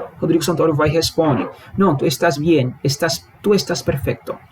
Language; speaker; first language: Spanish; non-native, fluent; Portuguese